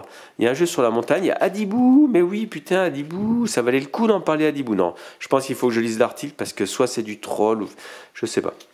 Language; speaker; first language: French; native; French